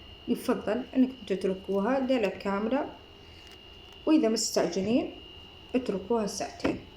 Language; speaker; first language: Arabic; native; Arabic